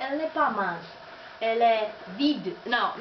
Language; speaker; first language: French; non-native, learner; Czech